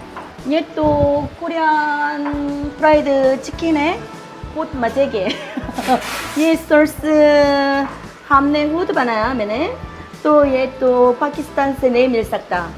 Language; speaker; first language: Hindi; non-native, learner; Korean